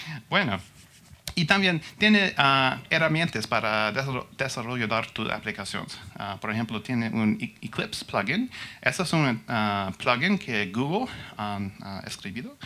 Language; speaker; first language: Spanish; non-native, learner; English